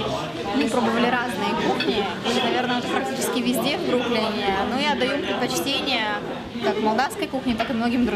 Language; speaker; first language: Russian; non-native, local second language; Romanian